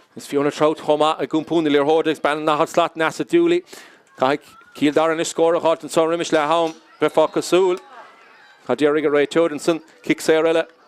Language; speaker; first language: Irish; native; Irish